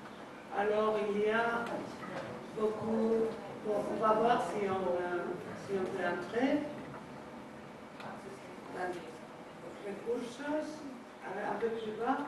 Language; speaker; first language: French; non-native, fluent; Spanish